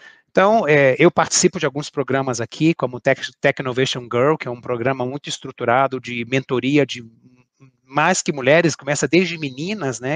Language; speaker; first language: Portuguese; native; Portuguese